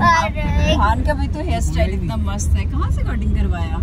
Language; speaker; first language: Hindi; native; Hindi